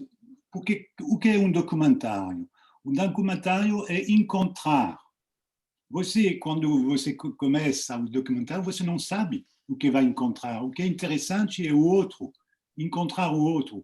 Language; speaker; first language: Portuguese; non-native, fluent; French